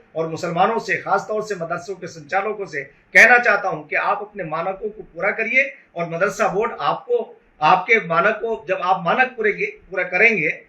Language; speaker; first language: Hindi; native; Hindi